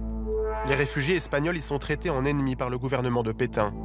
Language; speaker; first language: French; native; French